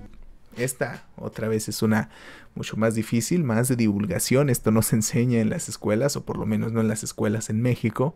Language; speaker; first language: Spanish; native; Spanish